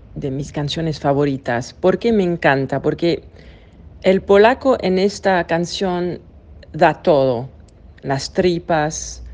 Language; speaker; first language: Spanish; non-native, fluent; French